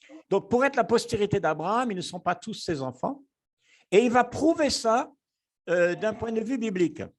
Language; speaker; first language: French; native; French